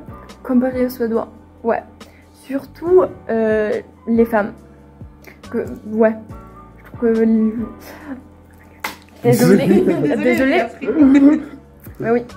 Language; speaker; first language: French; non-native, fluent; Swedish